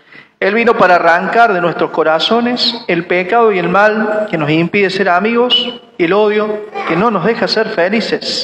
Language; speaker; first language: Spanish; native; Spanish